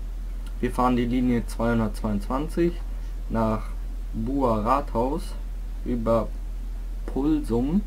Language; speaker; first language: German; native; German